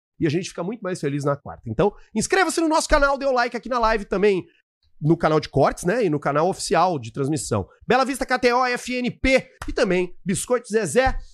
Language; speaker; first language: Portuguese; native; Portuguese